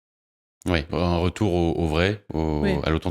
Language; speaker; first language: French; native; French